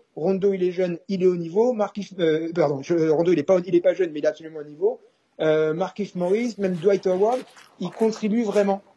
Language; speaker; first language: French; native; French